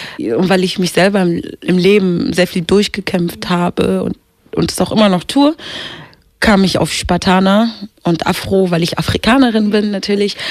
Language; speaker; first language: German; early bilingual, other home language; Swahili